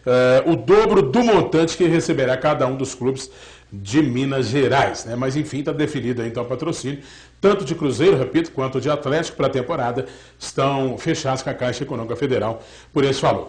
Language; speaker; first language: Portuguese; native; Portuguese